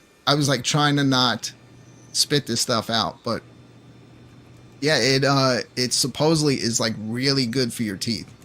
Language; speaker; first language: English; native; English